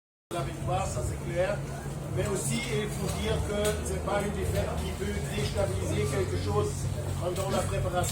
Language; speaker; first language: French; non-native, fluent; German